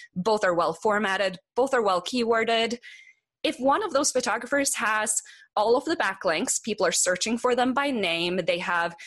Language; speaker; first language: English; non-native, fluent; Norwegian